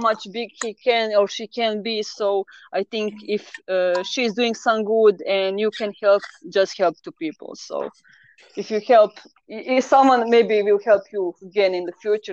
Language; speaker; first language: English; non-native, fluent; Croatian